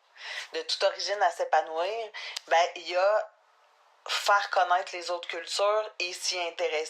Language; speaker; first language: French; native; French